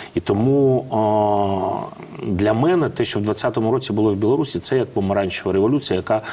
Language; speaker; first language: Ukrainian; non-native, fluent; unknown